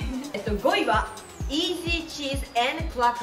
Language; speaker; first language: Japanese; native; Japanese